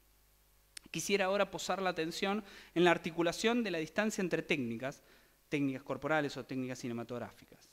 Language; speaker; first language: Spanish; native; Spanish